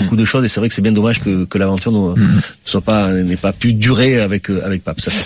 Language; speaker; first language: French; native; French